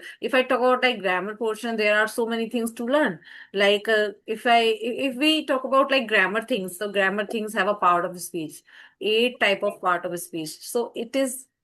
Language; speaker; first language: English; non-native, fluent; Hindi